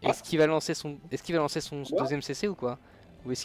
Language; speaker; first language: French; native; French